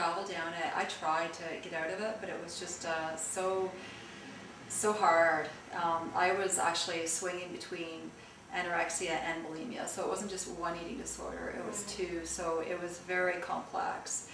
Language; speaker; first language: English; early bilingual, other home language; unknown